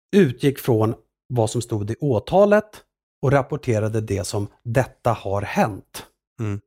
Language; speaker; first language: Swedish; early bilingual, other home language; Assyrian Neo-Aramaic